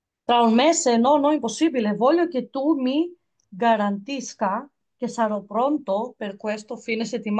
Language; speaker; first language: Italian; non-native, learner; Greek